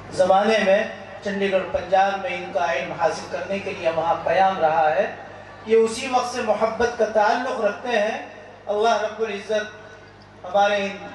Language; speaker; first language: Urdu; native; Urdu